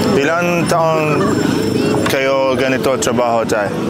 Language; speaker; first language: Filipino; non-native, learner; Arabic